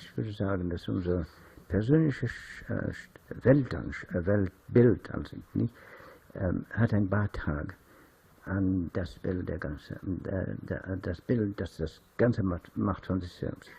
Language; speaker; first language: German; non-native, fluent; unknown